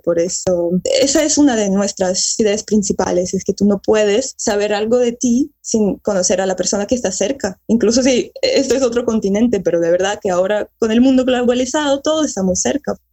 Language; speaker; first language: Spanish; early bilingual, heritage; Spanish